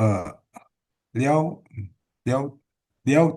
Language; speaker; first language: Chinese; non-native, learner; Indonesian